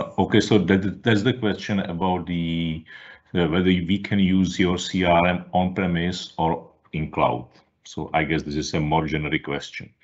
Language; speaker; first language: English; non-native, fluent; Czech